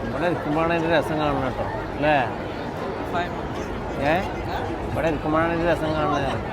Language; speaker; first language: Malayalam; native; Malayalam